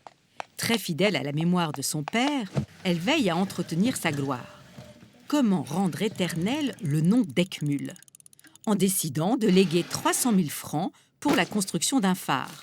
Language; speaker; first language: French; native; French